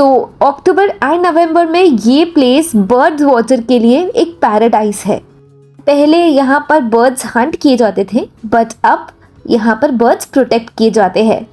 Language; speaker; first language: Hindi; native; Hindi